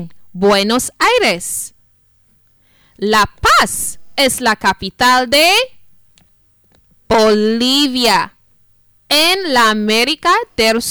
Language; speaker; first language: Spanish; non-native, fluent; English